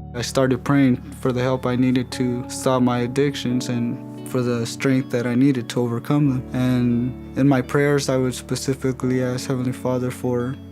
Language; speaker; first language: English; early bilingual, other home language; Spanish